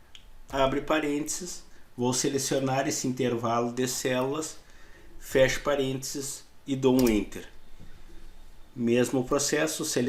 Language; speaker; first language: Portuguese; native; Portuguese